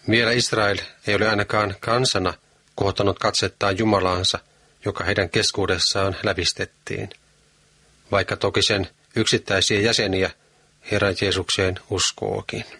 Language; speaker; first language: Finnish; native; Finnish